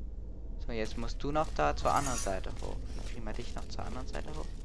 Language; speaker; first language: German; native; German